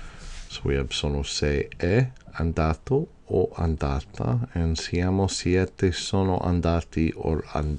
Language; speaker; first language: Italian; non-native, fluent; English